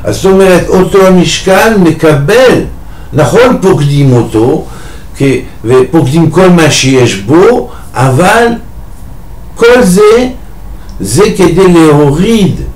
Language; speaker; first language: Hebrew; non-native, fluent; French